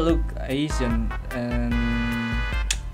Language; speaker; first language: English; non-native, learner; Indonesian